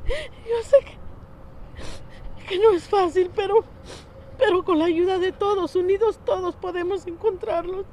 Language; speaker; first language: Spanish; native; Spanish